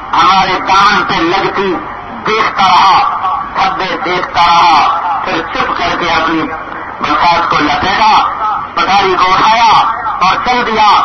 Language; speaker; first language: Urdu; native; Urdu